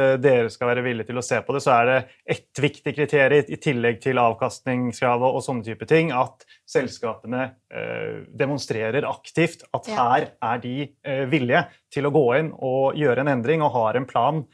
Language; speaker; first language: Norwegian; native; Norwegian